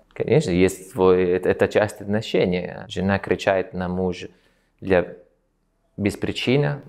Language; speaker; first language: Russian; non-native, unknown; Italian